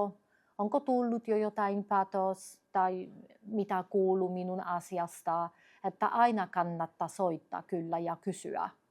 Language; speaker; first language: Finnish; non-native, fluent; Polish